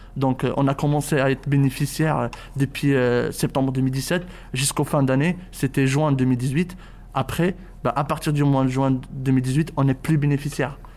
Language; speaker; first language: French; non-native, local second language; Arabic